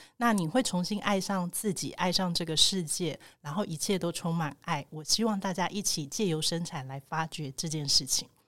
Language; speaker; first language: Chinese; native; Chinese